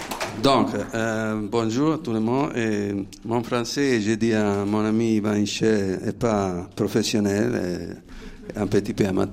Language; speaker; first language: French; non-native, learner; Italian